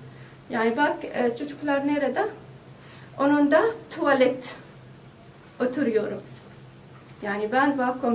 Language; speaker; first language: Turkish; non-native, learner; Arabic